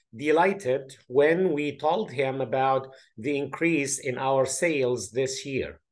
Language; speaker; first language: English; non-native, fluent; Arabic